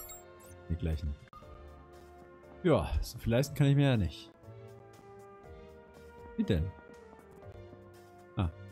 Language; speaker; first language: German; native; German